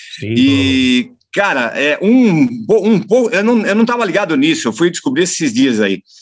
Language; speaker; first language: Portuguese; native; Portuguese